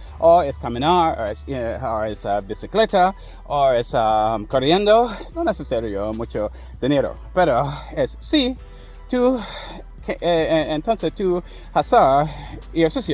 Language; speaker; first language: Spanish; non-native, learner; English